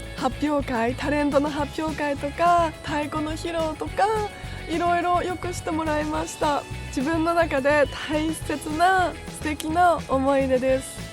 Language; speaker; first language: Japanese; early bilingual, heritage; German